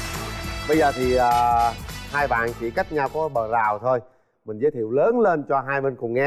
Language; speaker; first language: Vietnamese; native; Vietnamese